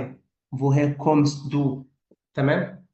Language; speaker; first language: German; non-native, fluent; Arabic